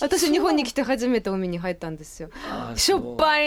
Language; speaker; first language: Japanese; non-native, fluent; Russian